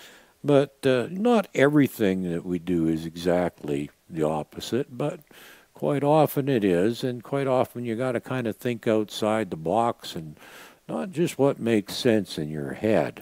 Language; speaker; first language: English; native; English